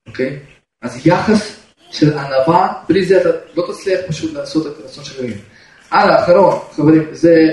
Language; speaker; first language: Hebrew; non-native, fluent; Russian